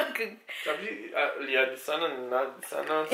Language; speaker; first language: Indonesian; non-native, learner; English